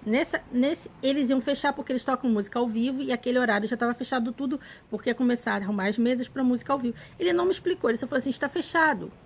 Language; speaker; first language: Portuguese; native; Portuguese